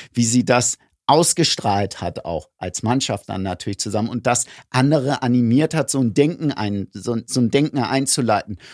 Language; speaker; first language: German; early bilingual, other home language; Greek